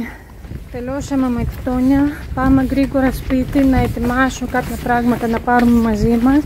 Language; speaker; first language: Greek; native; Greek